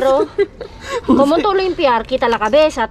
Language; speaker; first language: Spanish; non-native, learner; Filipino